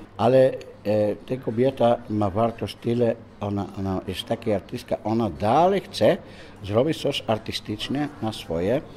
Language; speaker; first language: Polish; non-native, learner; Dutch